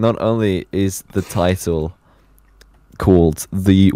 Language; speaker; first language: English; non-native, fluent; Norwegian